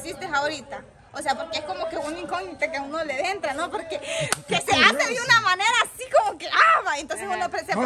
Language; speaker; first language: Spanish; native; Spanish